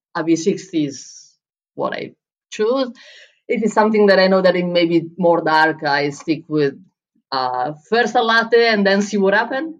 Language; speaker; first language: English; non-native, fluent; Italian